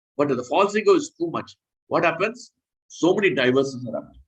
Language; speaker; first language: English; non-native, local second language; Hindi